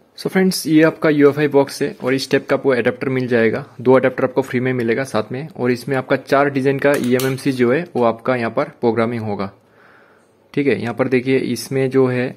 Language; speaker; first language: Hindi; non-native, local second language; Assamese